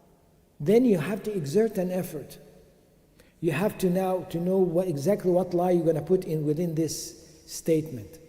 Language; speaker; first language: English; non-native, fluent; Arabic